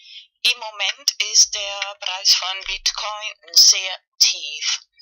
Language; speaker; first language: German; non-native, learner; Spanish